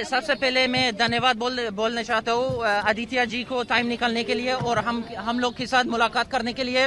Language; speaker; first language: Hindi; non-native, fluent; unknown